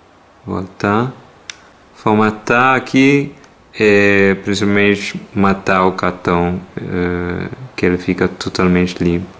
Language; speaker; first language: Portuguese; non-native, fluent; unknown